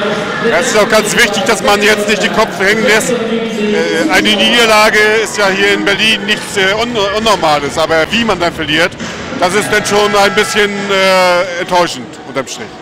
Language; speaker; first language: German; native; German